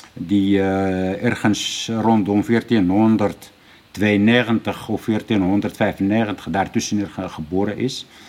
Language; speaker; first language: Dutch; non-native, fluent; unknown